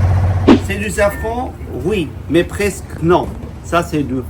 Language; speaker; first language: French; non-native, fluent; Arabic